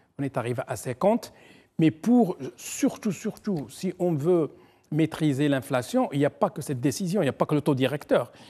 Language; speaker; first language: French; non-native, local second language; Arabic